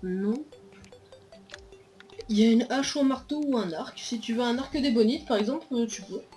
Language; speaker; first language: French; native; French